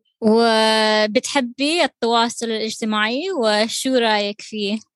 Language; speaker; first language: Arabic; non-native, learner; English